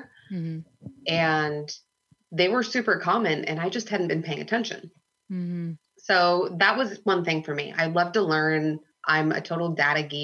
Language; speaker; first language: English; native; English